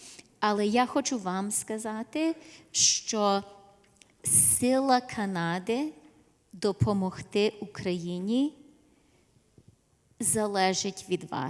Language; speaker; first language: Ukrainian; early bilingual, heritage; Ukrainian